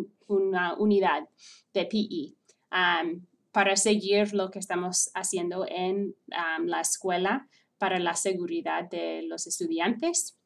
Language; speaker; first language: Spanish; non-native, fluent; English